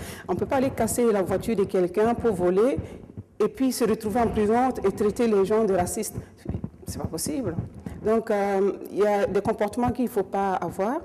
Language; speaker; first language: French; non-native, local second language; Mossi